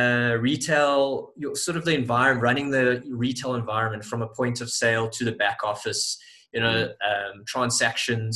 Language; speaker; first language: English; native; English